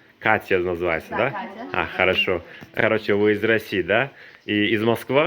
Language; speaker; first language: Russian; non-native, learner; Turkish